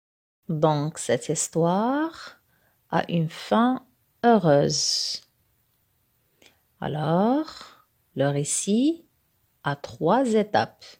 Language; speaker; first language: French; non-native, local second language; Arabic